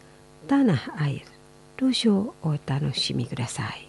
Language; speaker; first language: Japanese; non-native, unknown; Indonesian